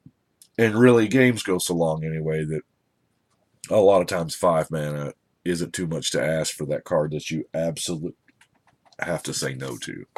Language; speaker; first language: English; native; English